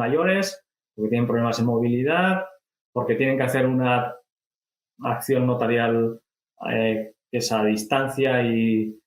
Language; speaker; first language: Spanish; native; Spanish